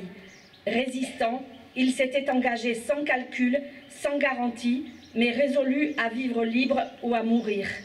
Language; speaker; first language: French; native; French